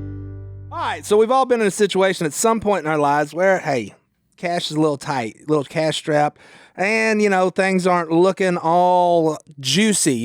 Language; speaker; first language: English; native; English